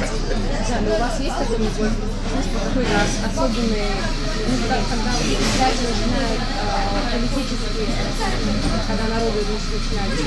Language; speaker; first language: Russian; native; Russian